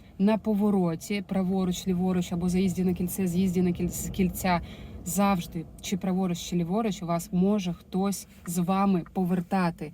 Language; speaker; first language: Ukrainian; non-native, local second language; Russian